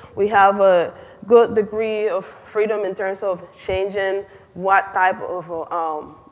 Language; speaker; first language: English; non-native, fluent; Spanish